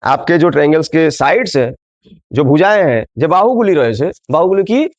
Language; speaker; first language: Hindi; non-native, local second language; Bangla